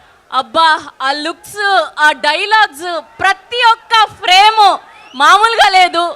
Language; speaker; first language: Telugu; native; Telugu